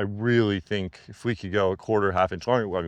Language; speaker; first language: English; native; English